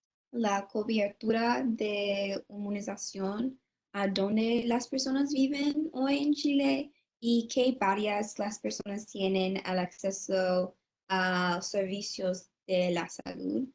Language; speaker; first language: Spanish; non-native, learner; English